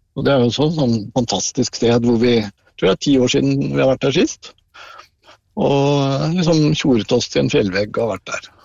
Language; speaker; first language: Norwegian; native; Norwegian